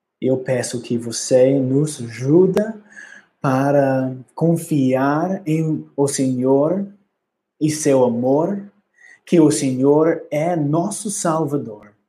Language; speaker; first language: Portuguese; non-native, learner; English